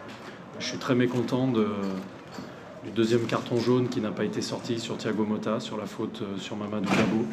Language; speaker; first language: French; native; French